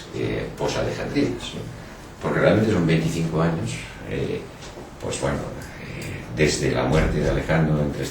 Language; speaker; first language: Spanish; native; Spanish